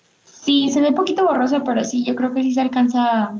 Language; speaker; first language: Spanish; native; Spanish